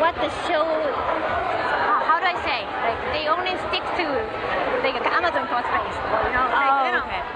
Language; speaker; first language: English; non-native, learner; Japanese